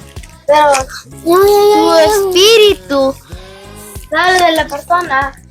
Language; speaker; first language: Spanish; early bilingual, heritage; Spanish